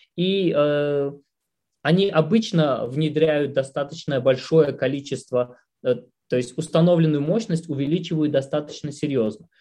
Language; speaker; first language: Russian; non-native, local second language; Tajik